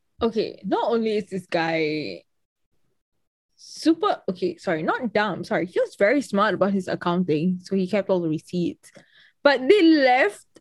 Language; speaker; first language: English; native; English